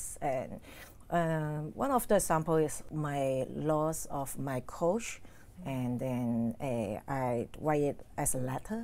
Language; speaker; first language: English; non-native, learner; Cantonese